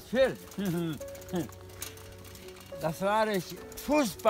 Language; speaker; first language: German; non-native, learner; Russian